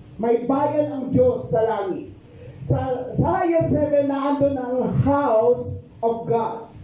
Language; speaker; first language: Filipino; non-native, local second language; Pampanga